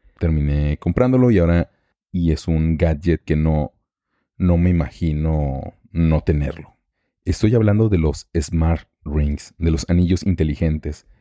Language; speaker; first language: Spanish; native; Spanish